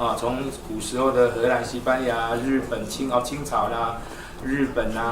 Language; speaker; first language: Chinese; non-native, local second language; Min Nan Chinese